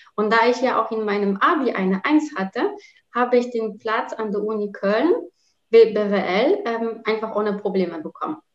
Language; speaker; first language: German; non-native, fluent; Polish